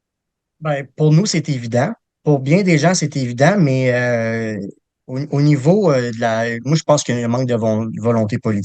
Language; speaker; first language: French; native; French